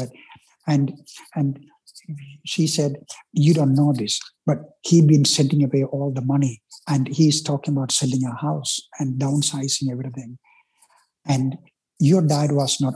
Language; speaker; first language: English; non-native, local second language; Malayalam